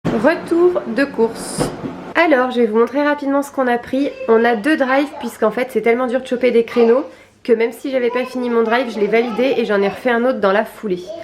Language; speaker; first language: French; native; French